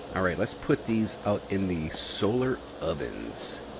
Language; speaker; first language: English; native; English